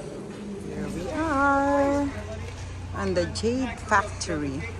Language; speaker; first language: English; non-native, local second language; Filipino